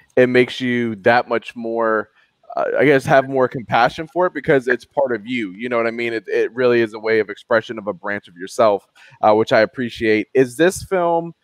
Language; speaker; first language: English; native; English